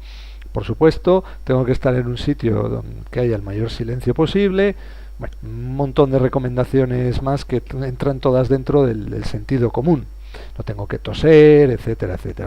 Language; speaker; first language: Spanish; native; Spanish